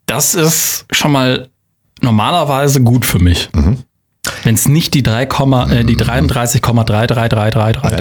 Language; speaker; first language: German; native; German